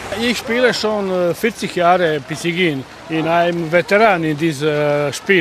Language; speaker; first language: German; non-native, learner; Croatian